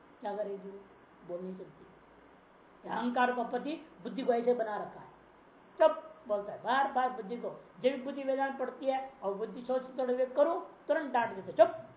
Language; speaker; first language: Hindi; non-native, local second language; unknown